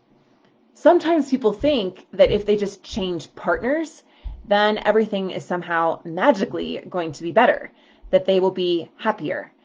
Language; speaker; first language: English; native; English